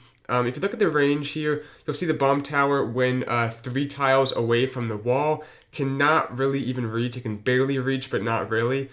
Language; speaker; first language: English; native; English